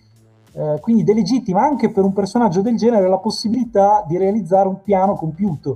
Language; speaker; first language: Italian; native; Italian